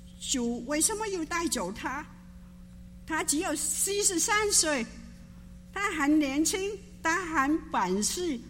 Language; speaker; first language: Chinese; non-native, local second language; Cantonese